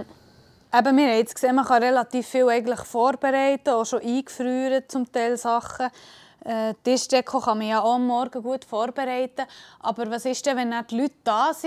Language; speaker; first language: German; native; German